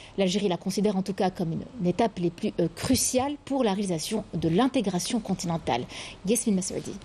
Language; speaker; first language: French; non-native, local second language; Arabic